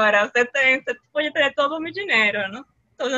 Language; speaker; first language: Portuguese; non-native, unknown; Spanish